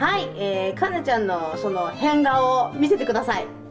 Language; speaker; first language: Japanese; native; Japanese